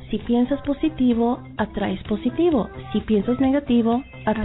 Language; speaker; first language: Spanish; early bilingual, heritage; Spanish